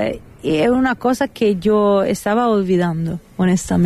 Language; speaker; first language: Spanish; non-native, fluent; Italian